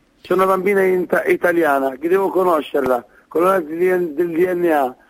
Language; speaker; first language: Italian; non-native, fluent; Arabic